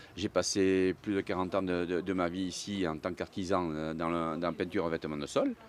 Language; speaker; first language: French; native; French